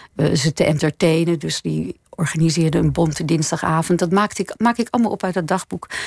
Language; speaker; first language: Dutch; native; Dutch